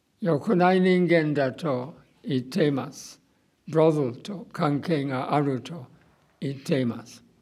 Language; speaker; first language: Japanese; non-native, fluent; English